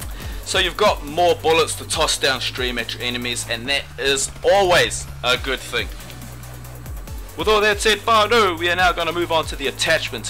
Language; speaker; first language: English; native; English